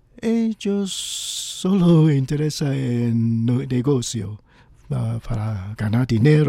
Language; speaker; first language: Spanish; non-native, learner; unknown